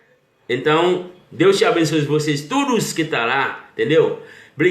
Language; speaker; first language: Portuguese; non-native, learner; Haitian Creole